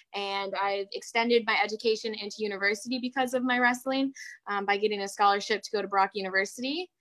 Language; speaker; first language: English; native; English